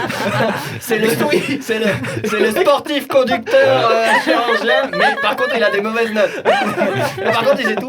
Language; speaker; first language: French; native; French